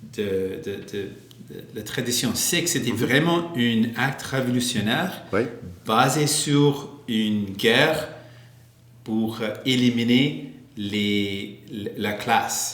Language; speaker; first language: French; non-native, local second language; English